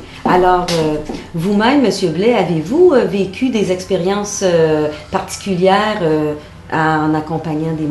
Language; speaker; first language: French; native; French